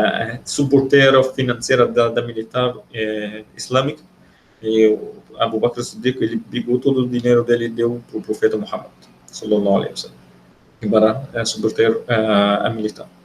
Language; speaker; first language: Portuguese; non-native, fluent; Arabic